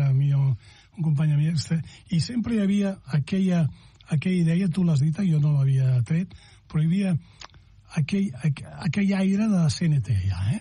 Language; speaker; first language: Catalan; native; Catalan